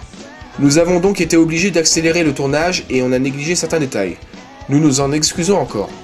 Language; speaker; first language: French; native; French